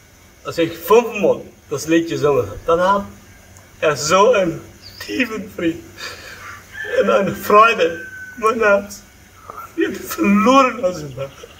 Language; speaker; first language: German; early bilingual, heritage; Low German